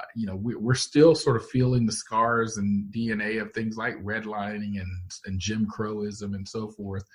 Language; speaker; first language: English; native; English